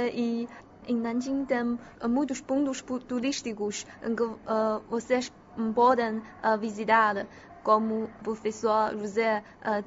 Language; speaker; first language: Portuguese; non-native, fluent; Chinese